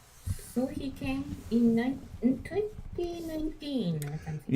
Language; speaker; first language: English; non-native, learner; Japanese